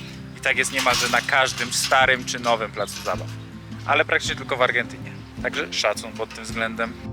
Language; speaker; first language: Polish; native; Polish